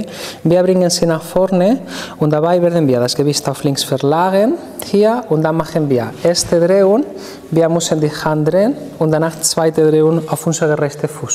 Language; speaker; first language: German; non-native, fluent; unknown